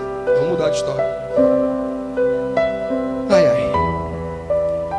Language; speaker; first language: Portuguese; native; Portuguese